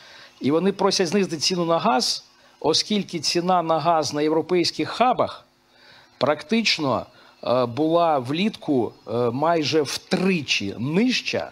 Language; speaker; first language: Ukrainian; native; Ukrainian